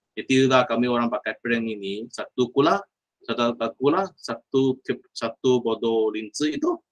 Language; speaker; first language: Malay; non-native, local second language; Chinese